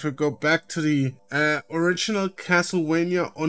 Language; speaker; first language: English; non-native, fluent; German